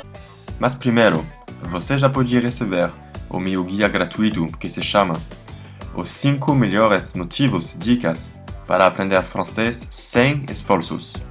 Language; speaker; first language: Portuguese; non-native, fluent; French